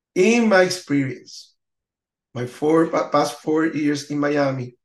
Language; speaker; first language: English; non-native, learner; Spanish